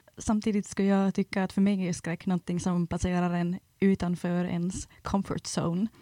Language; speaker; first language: Swedish; native; Swedish